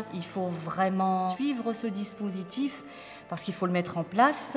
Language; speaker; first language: French; native; French